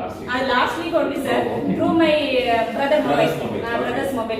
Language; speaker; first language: English; non-native, learner; Tamil